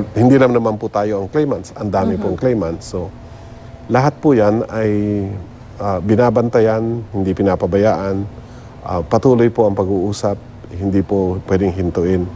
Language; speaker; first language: Filipino; non-native, local second language; Cebuano